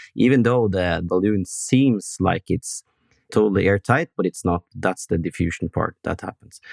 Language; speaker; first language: English; non-native, fluent; Norwegian